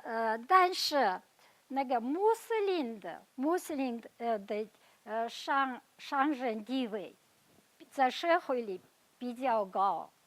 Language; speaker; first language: Chinese; non-native, fluent; Kazakh